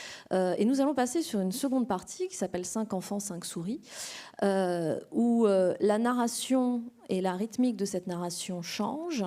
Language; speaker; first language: French; native; French